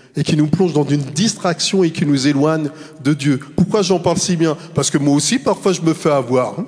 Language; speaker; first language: French; native; French